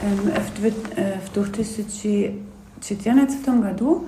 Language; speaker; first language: Russian; non-native, fluent; German